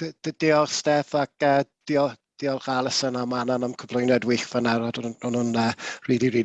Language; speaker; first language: Welsh; non-native, local second language; English